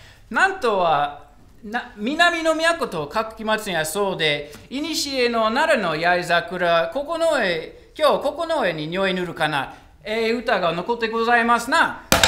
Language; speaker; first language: Japanese; non-native, fluent; English